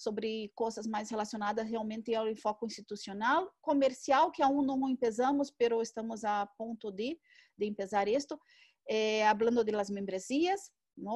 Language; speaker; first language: Spanish; non-native, learner; Portuguese